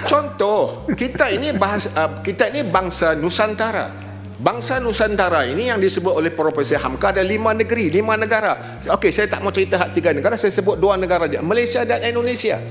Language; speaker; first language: Malay; native; Malay